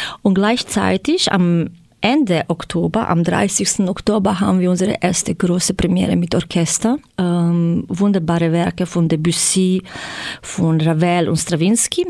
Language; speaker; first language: German; non-native, fluent; Croatian